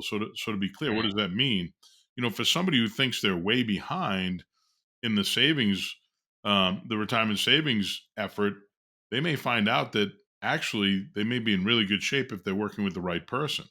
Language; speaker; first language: English; native; English